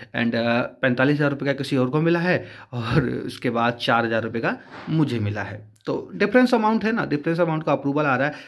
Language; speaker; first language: Hindi; native; Hindi